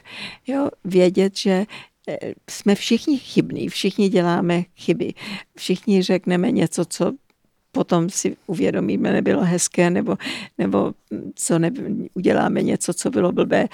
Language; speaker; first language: Czech; early bilingual, heritage; Czech